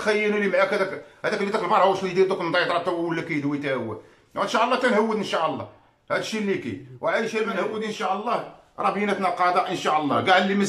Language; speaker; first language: Arabic; native; Arabic